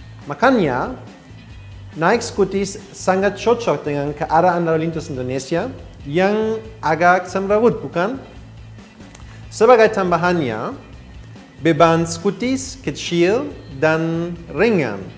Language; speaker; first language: Indonesian; non-native, fluent; German